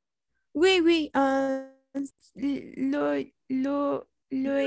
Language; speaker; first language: French; non-native, learner; Spanish